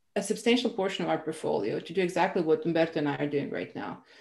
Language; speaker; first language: English; non-native, fluent; Croatian